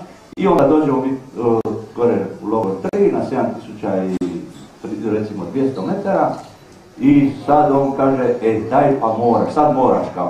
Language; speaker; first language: Serbian; native; Serbian